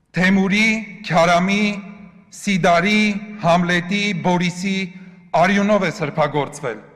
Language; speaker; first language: Armenian; non-native, local second language; Kurdish